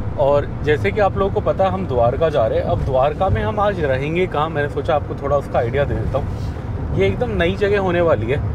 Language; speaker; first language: Hindi; non-native, local second language; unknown